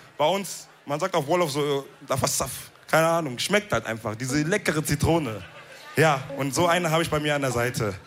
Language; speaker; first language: German; early bilingual, other home language; Wolof